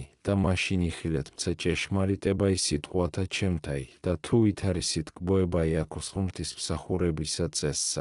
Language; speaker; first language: Georgian; native; Georgian